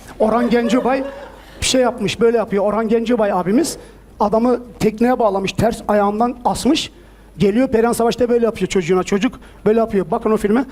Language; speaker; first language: Turkish; early bilingual, heritage; Turkish